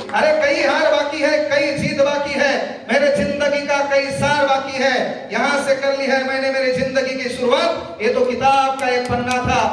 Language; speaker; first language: Hindi; non-native, local second language; Marathi